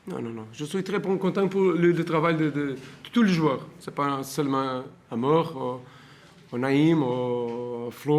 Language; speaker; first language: French; non-native, learner; Portuguese